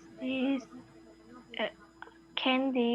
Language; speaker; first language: English; non-native, learner; Vietnamese